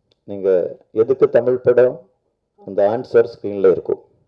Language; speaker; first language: Tamil; non-native, local second language; Malayalam